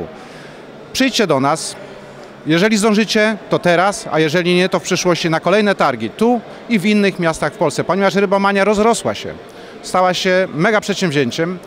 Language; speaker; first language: Polish; native; Polish